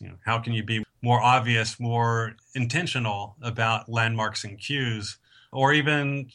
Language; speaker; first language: English; native; English